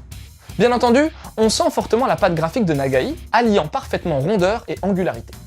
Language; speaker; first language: French; native; French